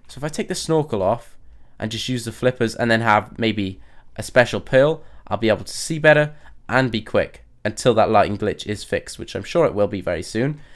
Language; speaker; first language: English; native; English